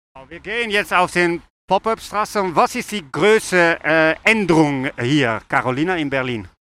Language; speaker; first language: German; non-native, learner; Dutch